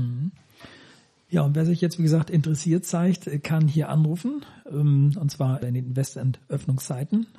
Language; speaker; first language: German; native; German